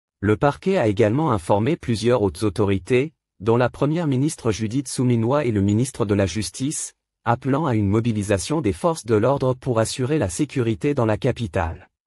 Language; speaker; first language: French; non-native, local second language; Lingala